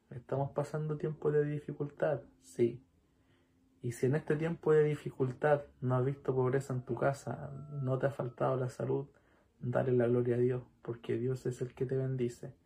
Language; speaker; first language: Spanish; native; Spanish